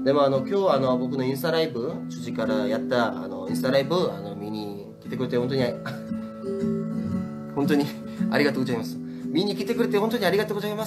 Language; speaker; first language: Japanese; non-native, fluent; Korean